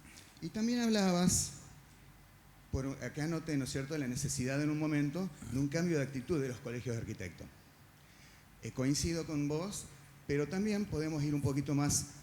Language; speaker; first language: Spanish; native; Spanish